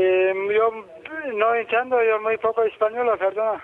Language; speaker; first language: Spanish; non-native, learner; Turkish